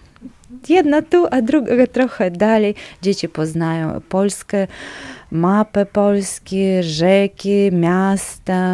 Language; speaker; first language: Polish; non-native, local second language; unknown